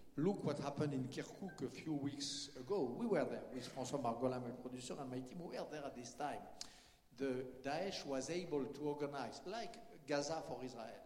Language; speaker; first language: English; non-native, fluent; French